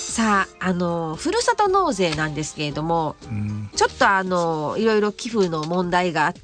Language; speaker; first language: Japanese; native; Japanese